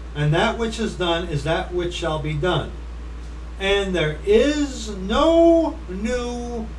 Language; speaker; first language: English; native; English